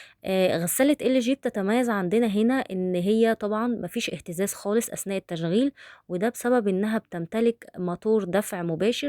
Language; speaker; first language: Arabic; native; Arabic